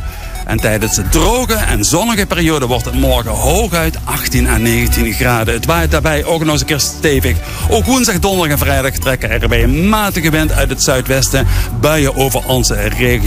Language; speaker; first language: Dutch; native; Dutch